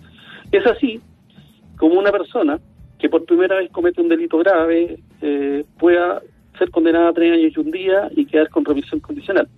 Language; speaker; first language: Spanish; native; Spanish